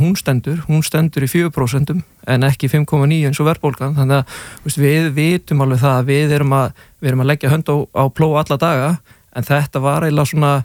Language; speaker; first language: Icelandic; native; Icelandic